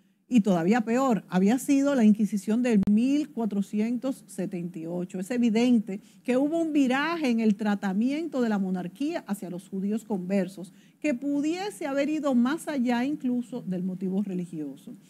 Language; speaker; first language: Spanish; native; Spanish